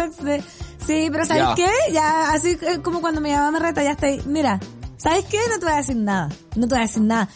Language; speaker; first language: Spanish; native; Spanish